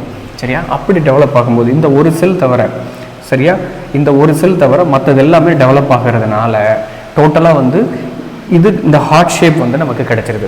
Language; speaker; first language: Tamil; native; Tamil